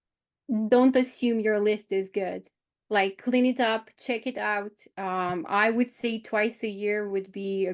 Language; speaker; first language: English; non-native, fluent; Romanian